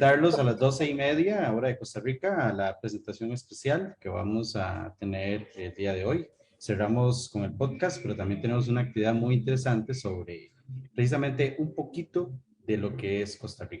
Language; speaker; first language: Spanish; native; Spanish